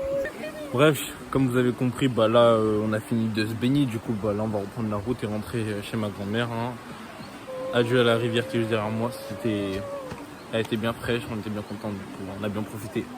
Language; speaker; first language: French; native; French